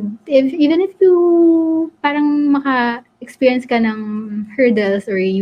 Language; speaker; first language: Filipino; native; Filipino